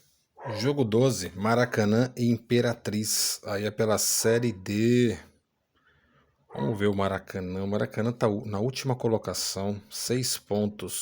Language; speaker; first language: Portuguese; native; Portuguese